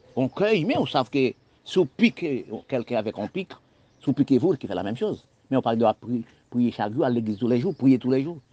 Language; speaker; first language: French; non-native, local second language; Haitian Creole